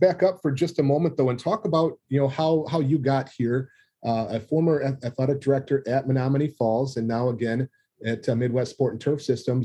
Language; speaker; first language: English; native; English